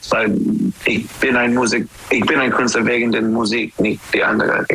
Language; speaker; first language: German; non-native, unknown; English